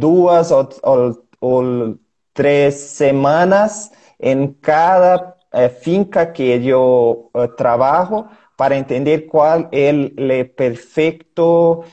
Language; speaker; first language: Spanish; non-native, learner; Portuguese